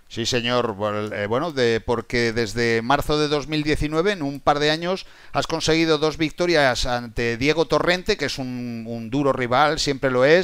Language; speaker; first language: Spanish; native; Spanish